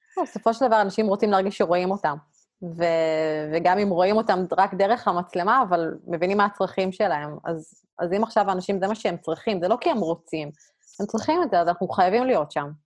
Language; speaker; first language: Hebrew; native; Hebrew